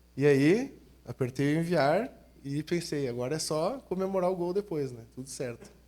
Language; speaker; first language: Portuguese; native; Portuguese